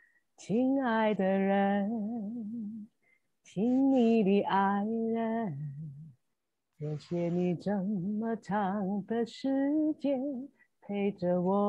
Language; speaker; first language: Chinese; native; Chinese